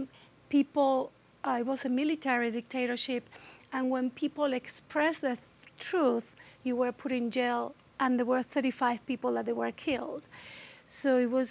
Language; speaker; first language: English; non-native, fluent; Spanish